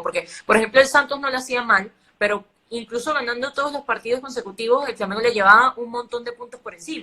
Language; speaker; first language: Spanish; native; Spanish